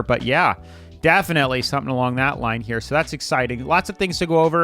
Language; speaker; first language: English; native; English